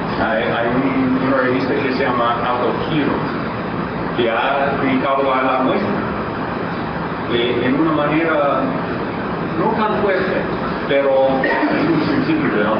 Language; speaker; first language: Spanish; non-native, fluent; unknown